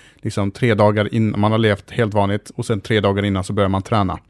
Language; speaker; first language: Swedish; native; Swedish